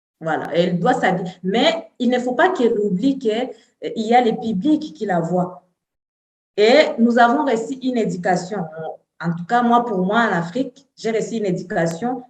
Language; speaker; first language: French; non-native, local second language; Swahili